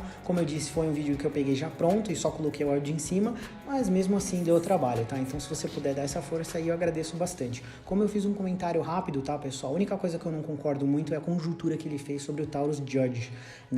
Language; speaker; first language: Portuguese; native; Portuguese